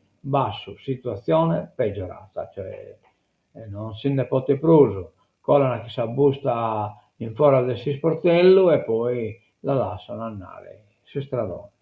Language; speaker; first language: Italian; non-native, local second language; Sardinian